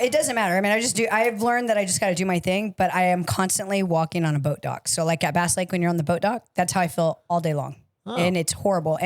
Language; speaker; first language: English; native; English